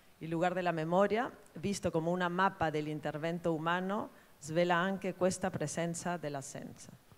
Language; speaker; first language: Italian; non-native, fluent; Spanish